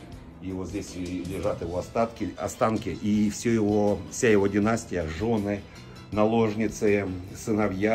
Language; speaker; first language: Russian; native; Russian